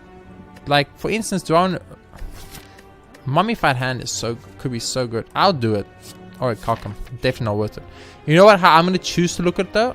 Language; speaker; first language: English; native; English